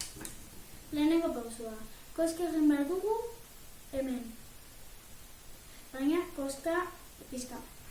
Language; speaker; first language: Basque; non-native, local second language; Spanish